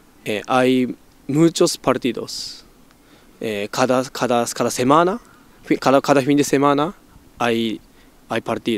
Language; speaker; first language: Spanish; non-native, learner; Japanese